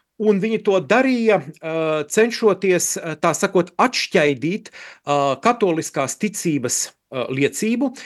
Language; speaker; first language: Latvian; native; Latvian